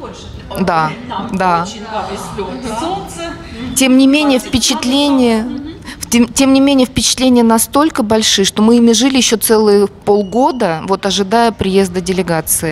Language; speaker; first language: Russian; native; Russian